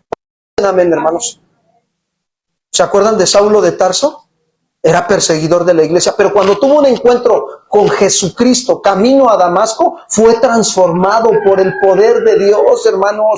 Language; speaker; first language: Spanish; native; Spanish